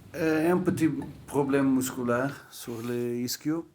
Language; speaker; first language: French; non-native, learner; Portuguese